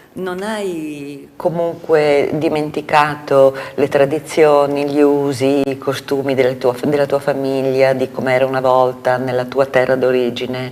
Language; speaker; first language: Italian; native; Italian